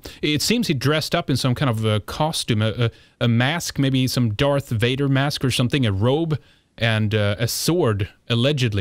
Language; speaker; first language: English; non-native, fluent; Swedish